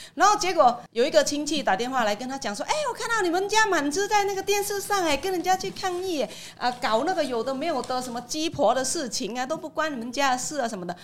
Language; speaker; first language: Chinese; non-native, fluent; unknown